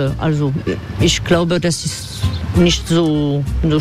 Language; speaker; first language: German; non-native, learner; French